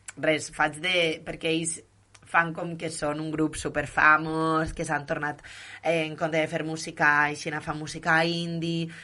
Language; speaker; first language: Catalan; native; Catalan